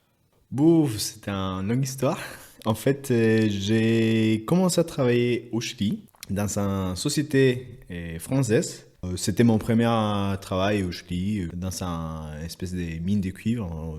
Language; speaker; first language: French; non-native, fluent; Spanish